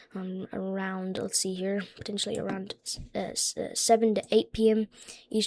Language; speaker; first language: English; native; English